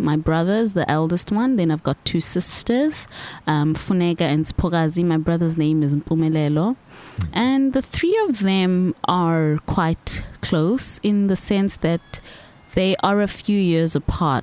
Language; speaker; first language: English; non-native, local second language; Xhosa